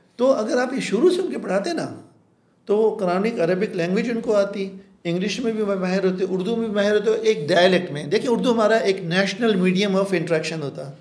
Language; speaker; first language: Urdu; non-native, local second language; Pashto